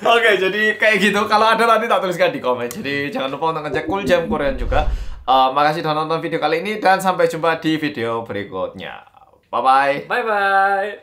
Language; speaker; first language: Indonesian; native; Indonesian